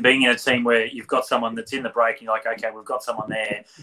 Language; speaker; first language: English; native; English